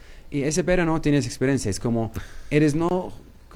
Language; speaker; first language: Spanish; non-native, learner; Arabic